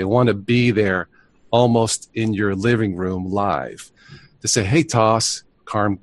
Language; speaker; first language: English; native; English